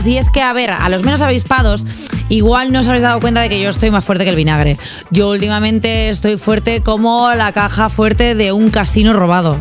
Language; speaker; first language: Spanish; native; Spanish